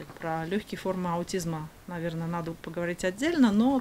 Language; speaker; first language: Russian; native; Russian